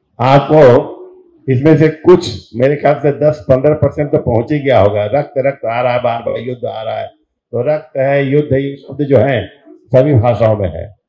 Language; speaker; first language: Hindi; native; Hindi